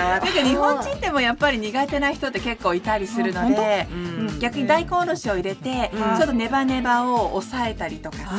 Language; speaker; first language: Japanese; native; Japanese